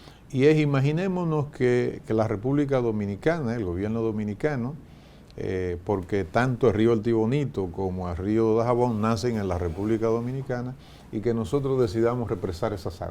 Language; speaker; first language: Spanish; native; Spanish